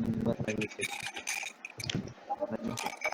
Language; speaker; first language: English; non-native, learner; Indonesian